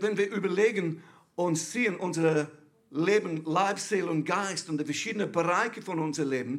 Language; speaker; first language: German; non-native, fluent; English